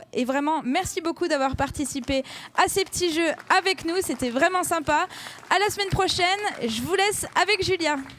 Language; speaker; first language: French; native; French